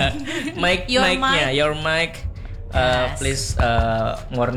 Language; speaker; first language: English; non-native, learner; Indonesian